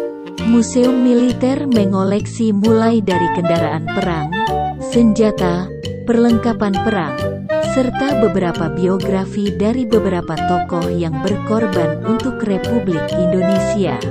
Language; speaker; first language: Indonesian; native; Indonesian